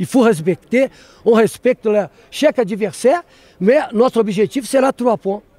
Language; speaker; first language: French; non-native, learner; Portuguese